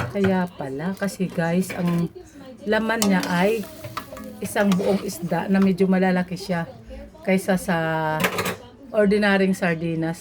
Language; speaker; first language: Filipino; non-native, local second language; Hiligaynon